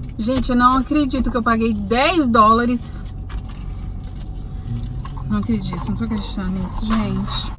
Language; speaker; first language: Portuguese; native; Portuguese